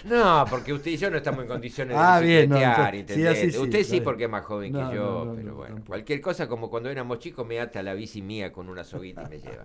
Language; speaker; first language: Spanish; native; Spanish